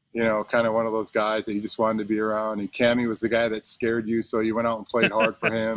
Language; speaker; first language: English; native; English